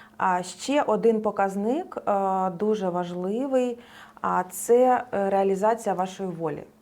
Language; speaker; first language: Ukrainian; non-native, local second language; Russian